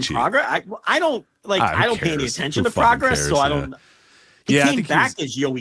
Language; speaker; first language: English; native; English